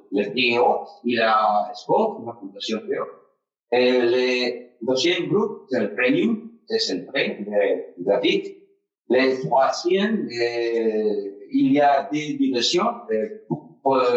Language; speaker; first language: French; non-native, fluent; Spanish